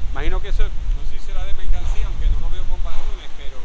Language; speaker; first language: Spanish; native; Spanish